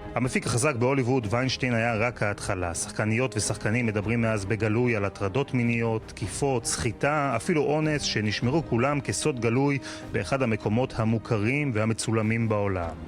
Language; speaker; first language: Hebrew; native; Hebrew